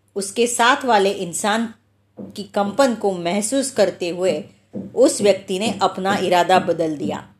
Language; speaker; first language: Hindi; non-native, local second language; Marathi